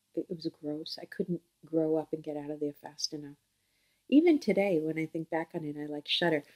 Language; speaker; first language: English; native; English